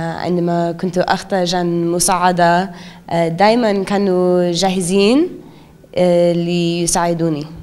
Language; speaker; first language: Arabic; non-native, fluent; English